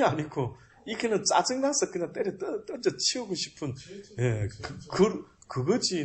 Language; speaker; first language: Korean; native; Korean